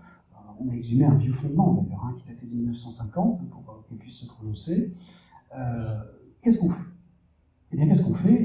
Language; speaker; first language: French; native; French